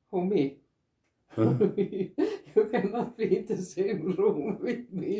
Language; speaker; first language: English; non-native, learner; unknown